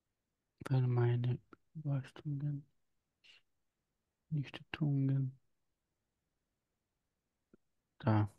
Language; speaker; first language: German; non-native, learner; Portuguese